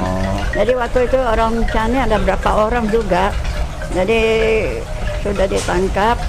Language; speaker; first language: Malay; non-native, local second language; Min Nan Chinese